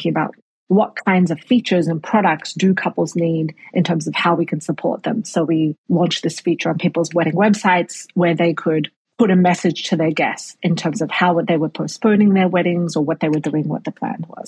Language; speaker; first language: English; native; English